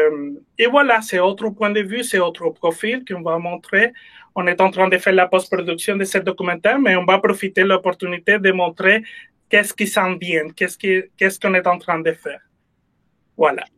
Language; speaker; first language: French; non-native, fluent; Spanish